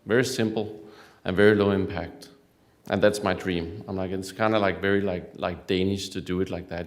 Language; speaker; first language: English; non-native, fluent; Danish